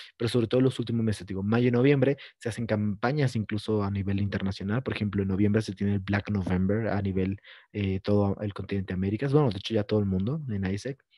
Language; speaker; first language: Spanish; native; Spanish